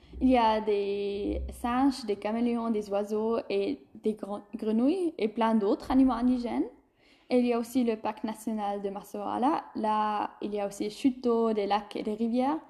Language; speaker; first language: French; non-native, learner; German